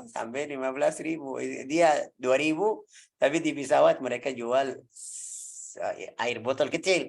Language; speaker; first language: Indonesian; non-native, fluent; Arabic